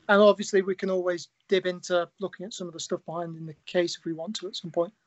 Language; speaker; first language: English; native; English